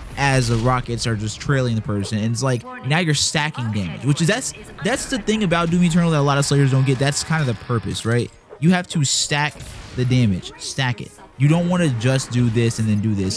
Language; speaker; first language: English; native; English